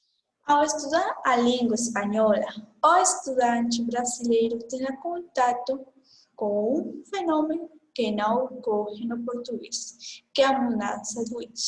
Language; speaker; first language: Portuguese; non-native, fluent; Spanish